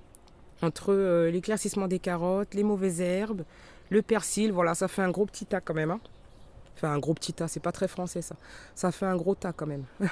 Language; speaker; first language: French; native; French